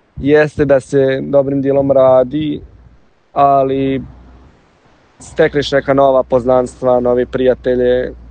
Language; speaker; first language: Serbian; native; Serbian